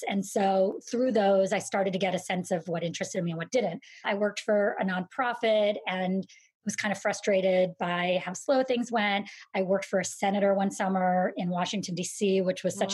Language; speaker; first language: English; native; English